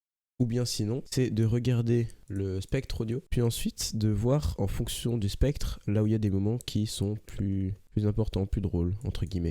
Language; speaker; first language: French; native; French